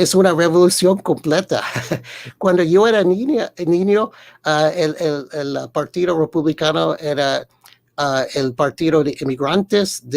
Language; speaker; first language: Spanish; early bilingual, heritage; Spanish